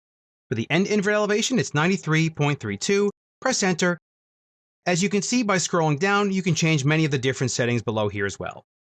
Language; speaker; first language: English; native; English